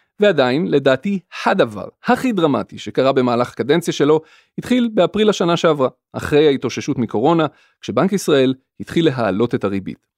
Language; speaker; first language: Hebrew; native; Hebrew